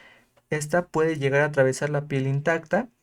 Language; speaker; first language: Spanish; native; Spanish